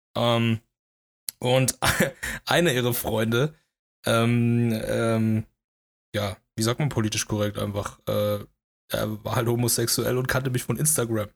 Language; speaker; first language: German; early bilingual, other home language; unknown